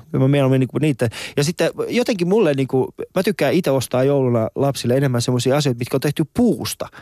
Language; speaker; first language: Finnish; non-native, fluent; Persian